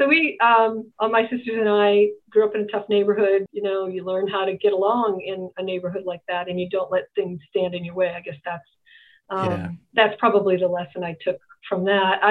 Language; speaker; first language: English; native; English